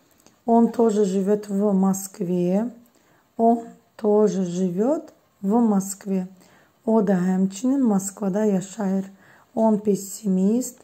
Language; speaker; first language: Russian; non-native, fluent; Azerbaijani